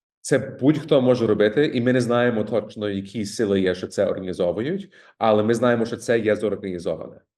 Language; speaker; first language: Ukrainian; early bilingual, heritage; Ukrainian